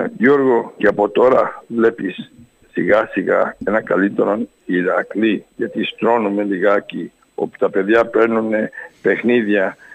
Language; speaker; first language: Greek; early bilingual, heritage; Greek